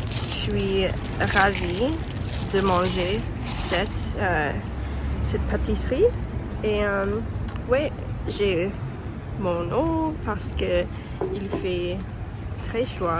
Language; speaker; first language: French; non-native, learner; English